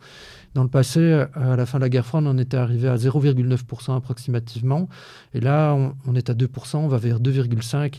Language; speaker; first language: French; native; French